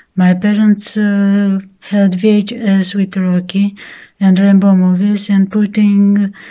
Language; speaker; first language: English; non-native, learner; Romanian